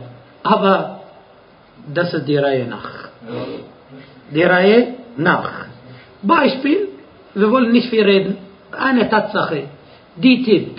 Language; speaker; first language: German; non-native, fluent; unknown